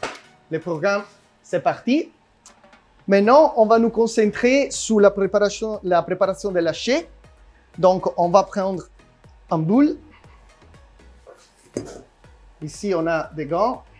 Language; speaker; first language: French; non-native, learner; Italian